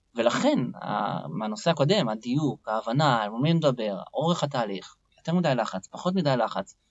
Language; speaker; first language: Hebrew; native; Hebrew